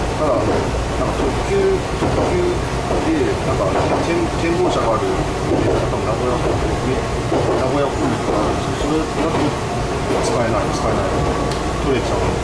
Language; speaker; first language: Japanese; native; Japanese